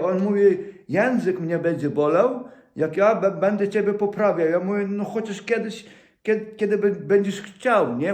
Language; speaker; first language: Polish; non-native, fluent; Ukrainian